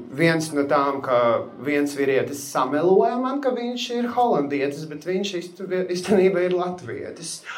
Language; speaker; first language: Latvian; non-native, local second language; Russian